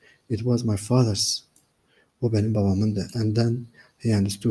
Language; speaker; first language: English; non-native, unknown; Turkish